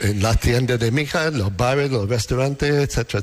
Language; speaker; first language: Spanish; non-native, learner; English